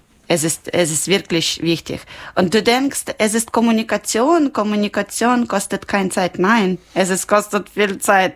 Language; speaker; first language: German; non-native, local second language; Ukrainian